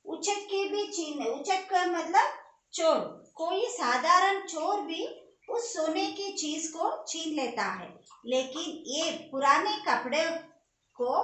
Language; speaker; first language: Hindi; non-native, local second language; Kannada